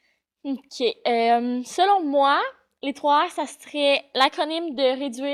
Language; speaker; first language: French; native; French